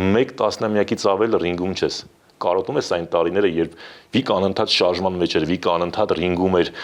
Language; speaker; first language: Armenian; native; Armenian